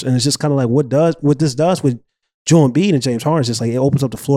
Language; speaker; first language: English; native; English